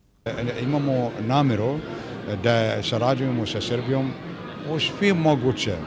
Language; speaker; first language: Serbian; non-native, learner; Arabic